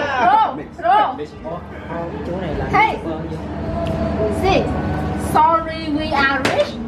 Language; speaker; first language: English; non-native, learner; Vietnamese